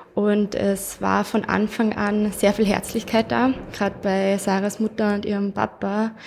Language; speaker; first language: German; native; German